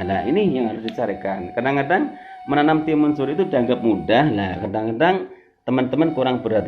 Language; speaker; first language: Indonesian; native; Indonesian